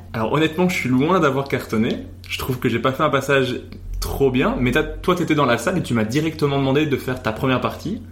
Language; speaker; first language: French; native; French